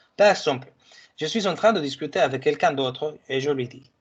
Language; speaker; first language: French; non-native, fluent; Spanish